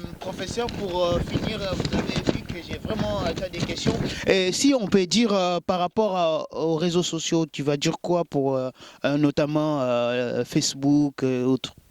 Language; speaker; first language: French; non-native, local second language; Lingala